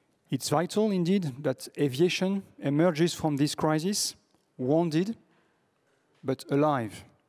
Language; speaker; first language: English; non-native, fluent; French